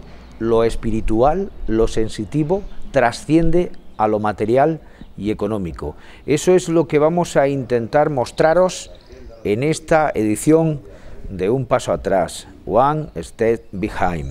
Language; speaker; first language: Spanish; native; Spanish